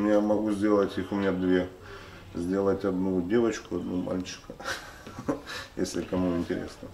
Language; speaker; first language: Russian; native; Russian